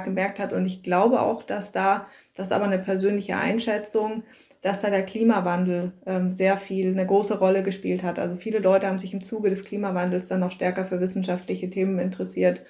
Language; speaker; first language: German; native; German